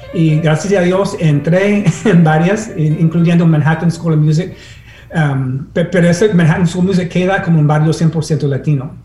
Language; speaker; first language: Spanish; non-native, fluent; English